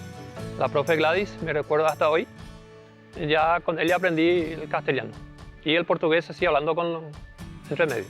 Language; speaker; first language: Spanish; early bilingual, other home language; German